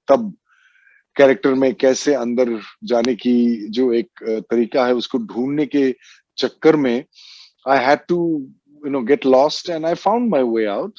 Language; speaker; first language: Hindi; non-native, local second language; Assamese